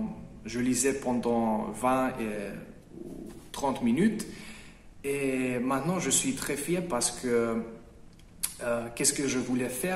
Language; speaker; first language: French; non-native, fluent; Hungarian